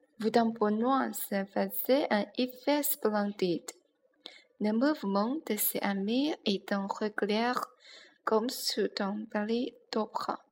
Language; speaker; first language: French; non-native, learner; Chinese